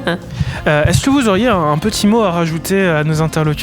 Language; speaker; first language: French; native; French